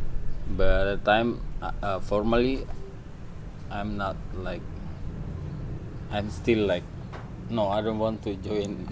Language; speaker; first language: English; non-native, learner; Indonesian